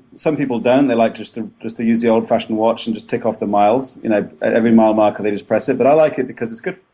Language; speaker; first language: English; native; English